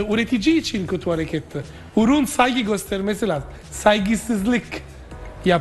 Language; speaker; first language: Turkish; non-native, fluent; Italian